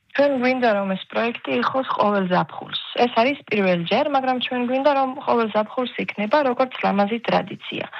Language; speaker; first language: Georgian; early bilingual, heritage; Georgian